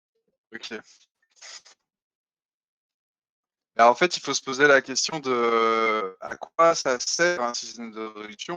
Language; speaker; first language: French; native; French